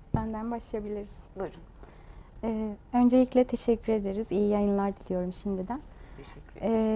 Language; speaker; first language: Turkish; non-native, fluent; Chinese